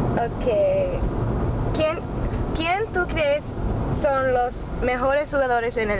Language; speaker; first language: Spanish; non-native, learner; English